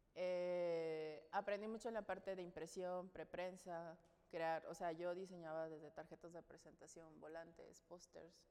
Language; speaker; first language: Spanish; native; Spanish